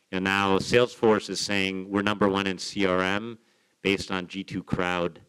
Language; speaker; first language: English; native; English